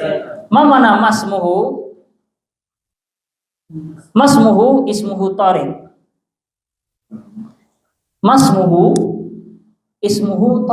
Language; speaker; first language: Arabic; non-native, fluent; Indonesian